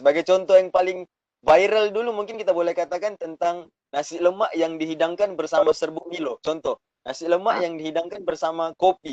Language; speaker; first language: Malay; native; Malay